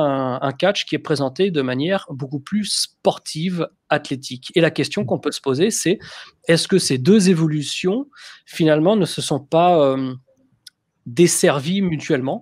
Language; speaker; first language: French; native; French